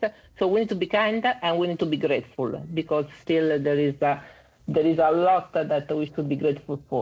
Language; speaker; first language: English; non-native, fluent; Italian